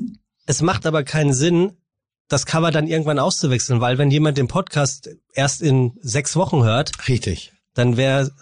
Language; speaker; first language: German; native; German